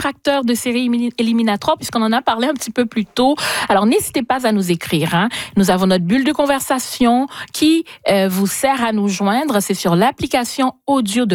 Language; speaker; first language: French; native; French